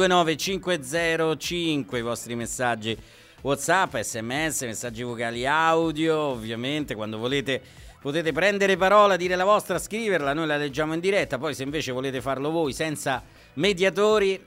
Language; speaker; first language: Italian; native; Italian